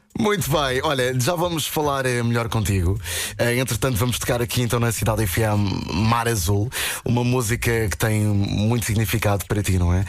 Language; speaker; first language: Portuguese; native; Portuguese